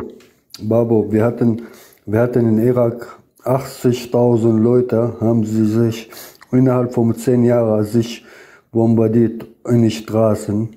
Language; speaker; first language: German; non-native, fluent; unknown